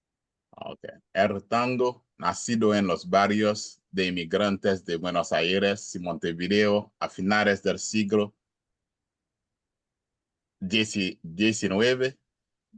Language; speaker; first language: Spanish; non-native, learner; Haitian Creole